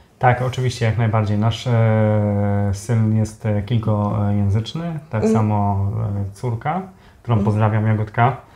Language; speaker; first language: Polish; native; Polish